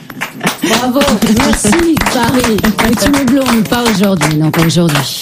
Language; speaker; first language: French; native; French